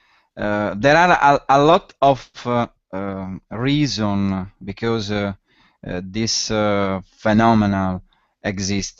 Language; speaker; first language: English; non-native, learner; Italian